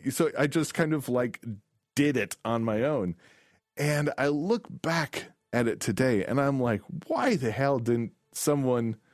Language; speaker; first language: English; native; English